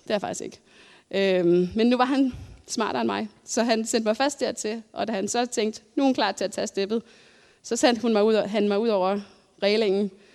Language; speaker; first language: Danish; native; Danish